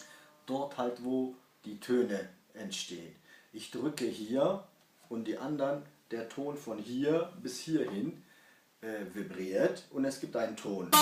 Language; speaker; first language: German; early bilingual, other home language; Kurdish